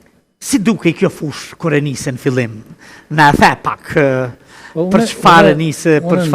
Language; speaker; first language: Albanian; native; Albanian